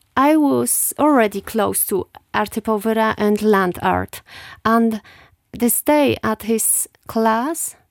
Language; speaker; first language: English; non-native, fluent; Polish